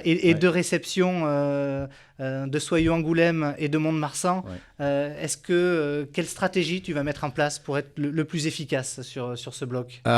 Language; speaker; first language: French; native; French